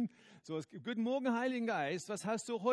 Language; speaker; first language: German; non-native, fluent; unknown